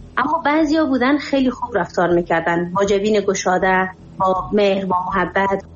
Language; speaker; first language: Persian; native; Persian